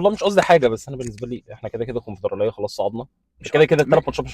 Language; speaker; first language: Arabic; native; Arabic